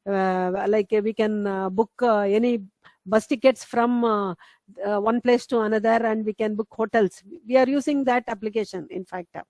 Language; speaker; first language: English; non-native, local second language; Tamil